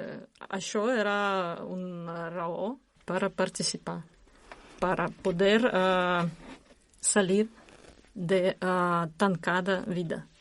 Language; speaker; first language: Catalan; non-native, learner; Russian